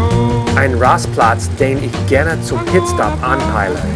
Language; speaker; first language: German; non-native, learner; English